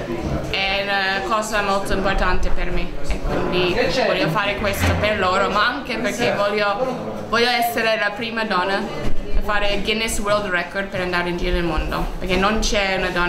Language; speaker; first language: Italian; non-native, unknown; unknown